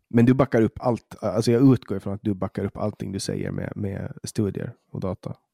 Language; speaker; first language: Swedish; native; Swedish